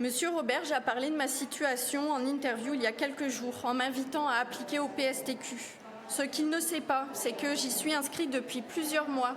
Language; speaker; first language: French; native; French